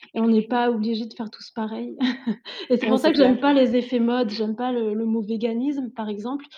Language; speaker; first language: French; native; French